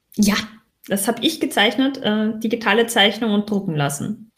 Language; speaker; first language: German; native; German